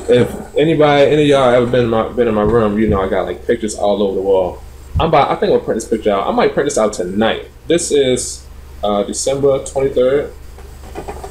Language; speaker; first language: English; native; English